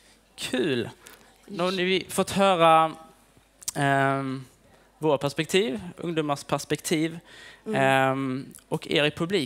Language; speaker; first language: Swedish; native; Swedish